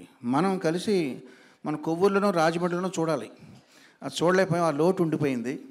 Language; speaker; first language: Telugu; native; Telugu